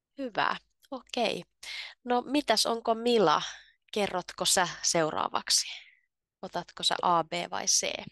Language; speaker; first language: Finnish; native; Finnish